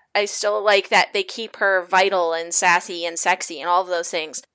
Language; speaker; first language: English; native; English